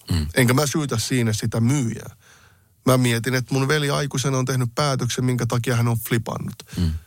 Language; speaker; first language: Finnish; early bilingual, other home language; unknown